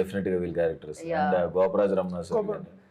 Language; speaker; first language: Telugu; native; Telugu